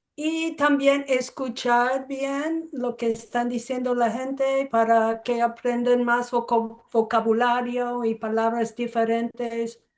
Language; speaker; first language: Spanish; non-native, fluent; English